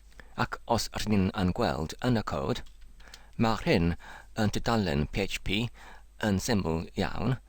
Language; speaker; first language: Welsh; non-native, learner; English